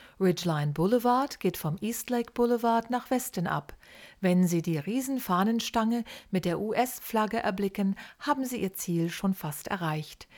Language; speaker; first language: German; native; German